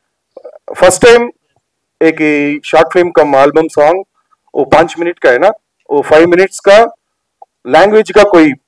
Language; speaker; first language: Hindi; non-native, local second language; Telugu